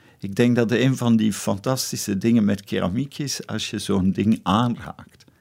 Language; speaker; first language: Dutch; native; Dutch